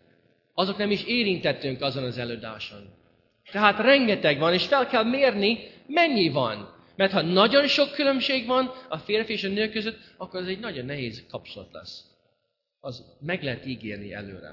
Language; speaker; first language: Hungarian; non-native, fluent; English